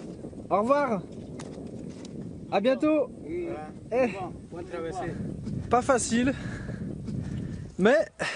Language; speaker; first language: French; native; French